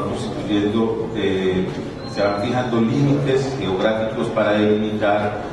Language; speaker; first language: Spanish; native; Spanish